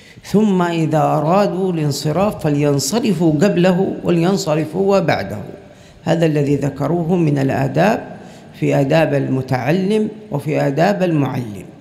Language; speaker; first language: Arabic; native; Arabic